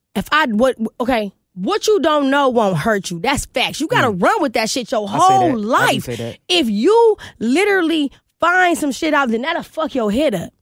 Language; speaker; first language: English; native; English